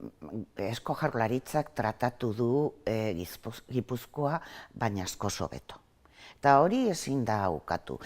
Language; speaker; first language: Basque; non-native, local second language; Spanish